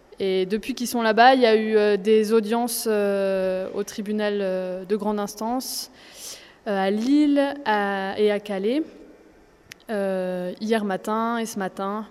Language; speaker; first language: French; native; French